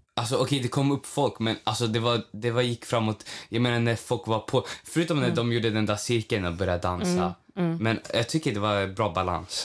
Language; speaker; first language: Swedish; native; Swedish